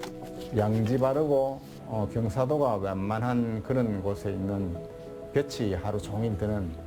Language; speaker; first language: Korean; native; Korean